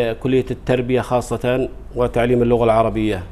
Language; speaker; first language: Arabic; non-native, fluent; Indonesian